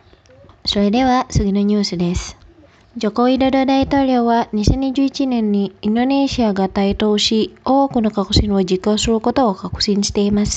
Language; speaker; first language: Japanese; non-native, fluent; Indonesian